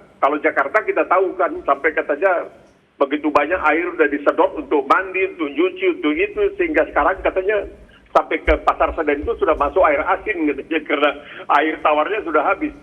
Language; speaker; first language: Indonesian; native; Indonesian